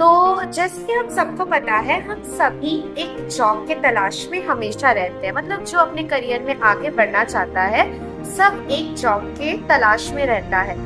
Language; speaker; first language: Hindi; non-native, local second language; Bangla